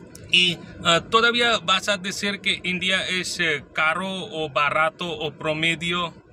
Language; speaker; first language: Spanish; non-native, learner; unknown